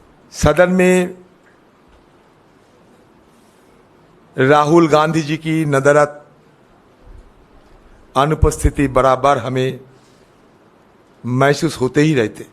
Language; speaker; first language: Hindi; non-native, local second language; Bangla